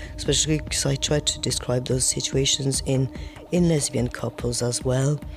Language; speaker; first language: English; non-native, fluent; French